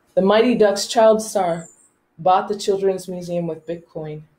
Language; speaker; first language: English; non-native, local second language; Spanish